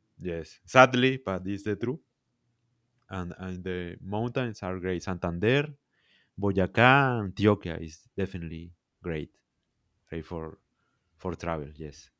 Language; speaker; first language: English; non-native, learner; Spanish